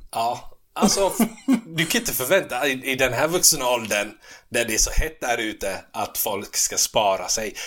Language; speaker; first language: Swedish; early bilingual, other home language; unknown